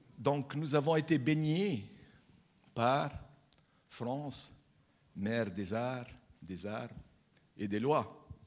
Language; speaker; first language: French; non-native, local second language; Arabic